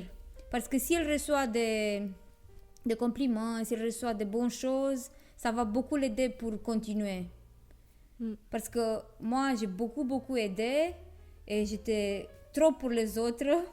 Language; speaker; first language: French; non-native, fluent; Romanian